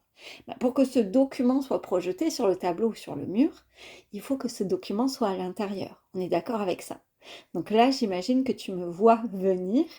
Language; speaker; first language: French; native; French